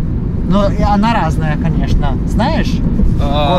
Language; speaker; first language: Russian; non-native, learner; Italian